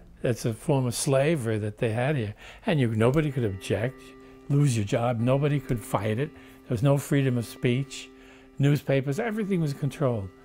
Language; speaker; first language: English; native; English